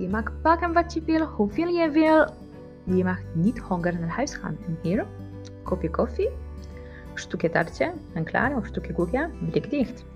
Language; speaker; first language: Dutch; non-native, learner; Polish